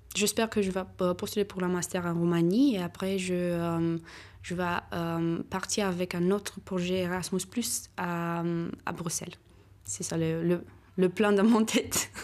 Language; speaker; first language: French; non-native, fluent; Romanian